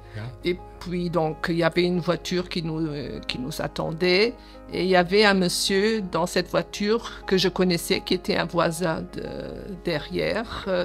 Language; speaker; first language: French; early bilingual, other home language; Portuguese